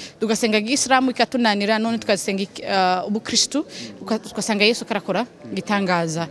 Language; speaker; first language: Kinyarwanda; non-native, learner; Somali